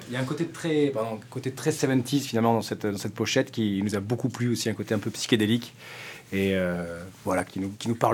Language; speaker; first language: French; native; French